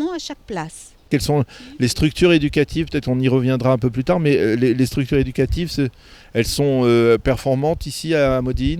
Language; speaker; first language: French; native; French